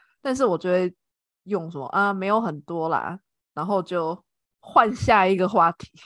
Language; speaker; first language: Chinese; native; Chinese